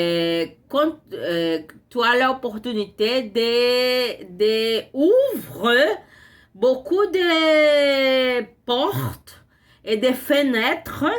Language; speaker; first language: French; non-native, learner; Portuguese